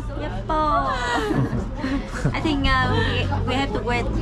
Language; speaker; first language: English; non-native, learner; Vietnamese